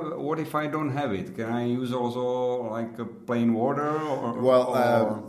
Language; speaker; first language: English; non-native, fluent; Czech